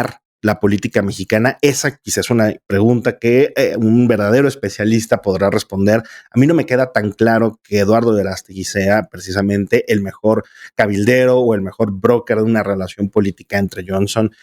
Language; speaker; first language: Spanish; native; Spanish